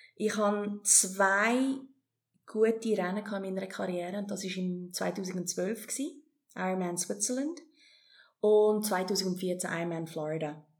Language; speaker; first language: German; early bilingual, heritage; German